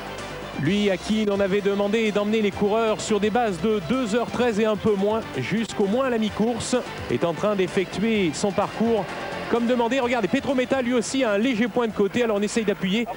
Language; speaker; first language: French; native; French